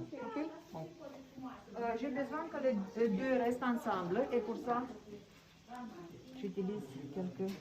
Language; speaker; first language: French; non-native, fluent; Romanian